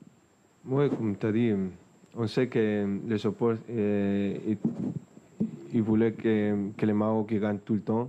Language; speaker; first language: French; non-native, fluent; Spanish